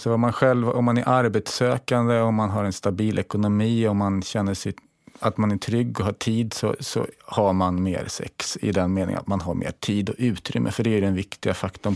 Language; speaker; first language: Swedish; native; Swedish